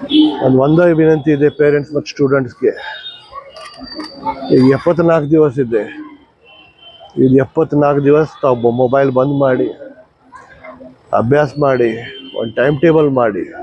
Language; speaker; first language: Kannada; non-native, local second language; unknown